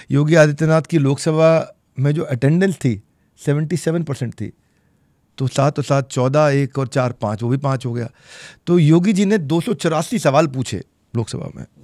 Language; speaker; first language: Hindi; native; Hindi